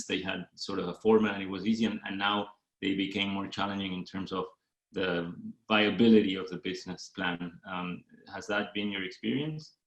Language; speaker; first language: English; non-native, fluent; Spanish